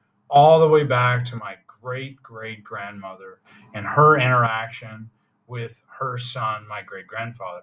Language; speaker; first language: English; native; English